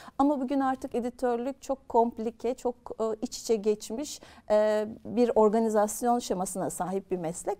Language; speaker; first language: Turkish; native; Turkish